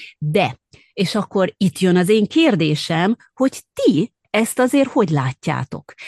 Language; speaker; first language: Hungarian; native; Hungarian